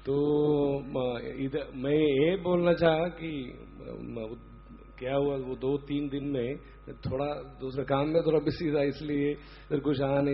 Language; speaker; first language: Hindi; non-native, local second language; Malayalam